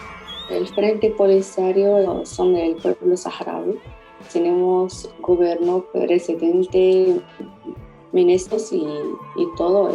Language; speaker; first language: Spanish; non-native, fluent; Arabic